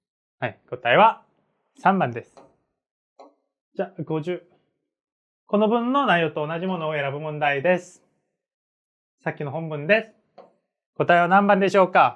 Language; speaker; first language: Japanese; non-native, fluent; Korean